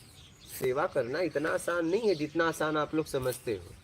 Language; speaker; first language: Hindi; native; Hindi